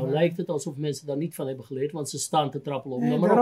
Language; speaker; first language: Dutch; native; Dutch